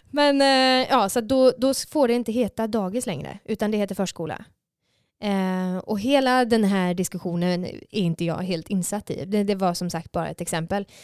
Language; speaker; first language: Swedish; native; Swedish